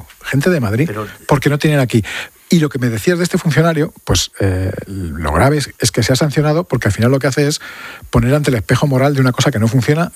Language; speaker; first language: Spanish; native; Spanish